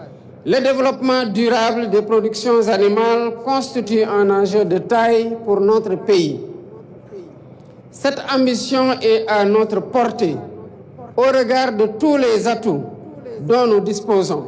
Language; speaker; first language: French; non-native, local second language; Wolof